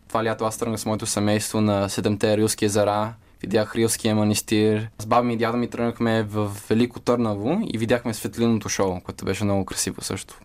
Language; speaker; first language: Bulgarian; early bilingual, heritage; Bulgarian